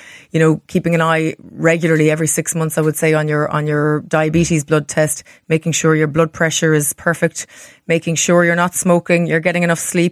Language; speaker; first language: English; native; English